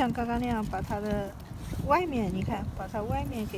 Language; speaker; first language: Chinese; native; Chinese